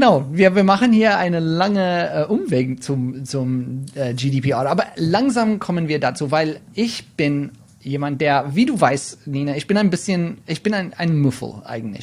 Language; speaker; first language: German; non-native, fluent; English